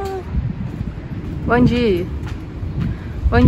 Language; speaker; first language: Portuguese; native; Portuguese